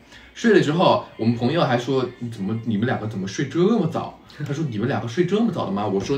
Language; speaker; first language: Chinese; native; Chinese